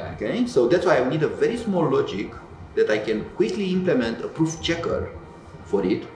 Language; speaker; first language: English; non-native, fluent; Romanian